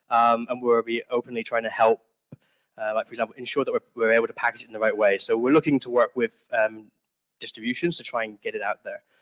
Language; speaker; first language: English; native; English